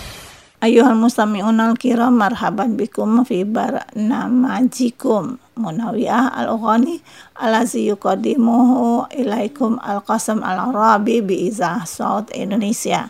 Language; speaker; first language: Arabic; non-native, fluent; Indonesian